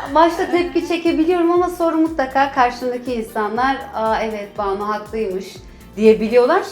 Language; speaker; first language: Turkish; early bilingual, heritage; Turkish